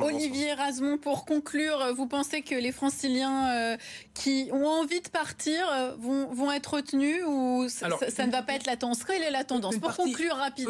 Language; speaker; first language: French; native; French